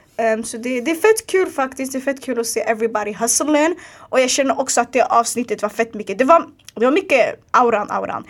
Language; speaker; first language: Swedish; early bilingual, other home language; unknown